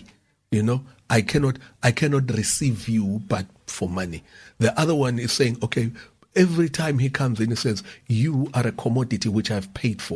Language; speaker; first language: English; non-native, local second language; Zulu